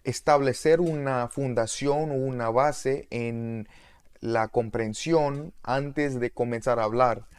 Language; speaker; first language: Spanish; non-native, learner; English